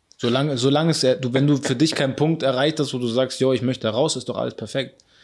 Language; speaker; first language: German; early bilingual, other home language; Arabic